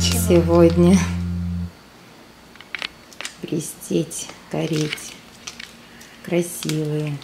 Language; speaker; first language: Russian; native; Russian